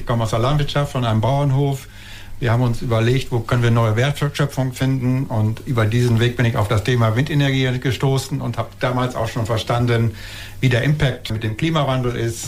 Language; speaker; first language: German; native; German